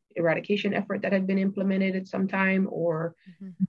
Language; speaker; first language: English; native; English